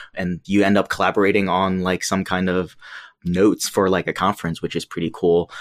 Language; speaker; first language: English; native; English